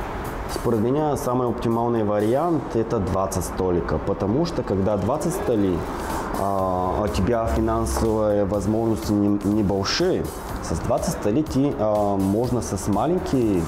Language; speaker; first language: Russian; non-native, learner; Bulgarian